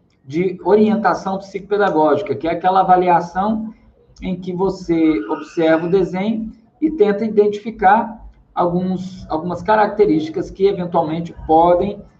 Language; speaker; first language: Portuguese; native; Portuguese